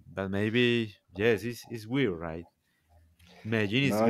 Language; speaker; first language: English; non-native, learner; Spanish